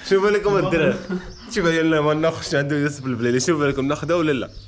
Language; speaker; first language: Arabic; native; Arabic